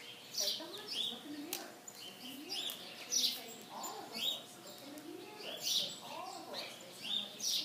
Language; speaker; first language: English; native; English